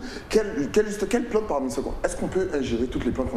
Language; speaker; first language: French; native; French